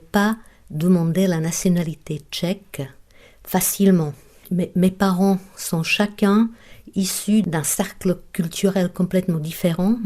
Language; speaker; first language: French; non-native, fluent; Czech